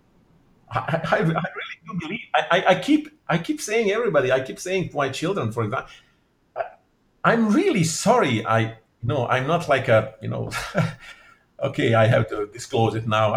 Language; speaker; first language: English; non-native, fluent; Bosnian